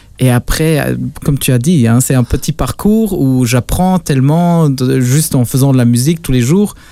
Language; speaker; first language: French; non-native, local second language; Luxembourgish